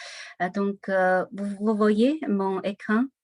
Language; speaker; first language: French; non-native, learner; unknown